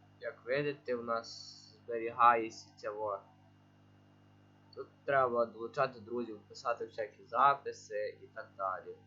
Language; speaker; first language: Ukrainian; native; Ukrainian